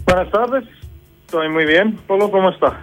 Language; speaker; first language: Spanish; non-native, fluent; English